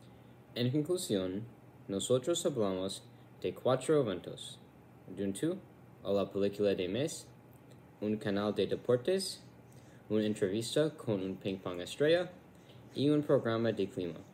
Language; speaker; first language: Spanish; non-native, learner; English